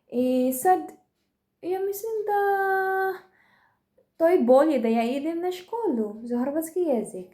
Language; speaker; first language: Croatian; non-native, learner; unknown